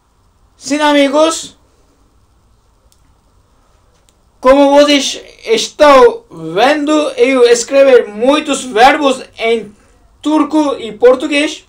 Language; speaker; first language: Portuguese; non-native, learner; Turkish